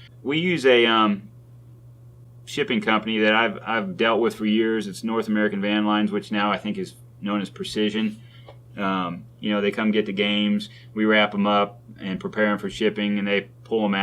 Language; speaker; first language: English; native; English